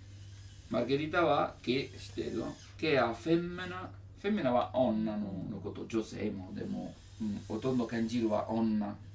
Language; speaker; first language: Japanese; non-native, learner; Italian